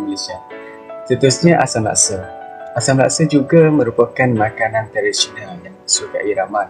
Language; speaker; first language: Malay; native; Malay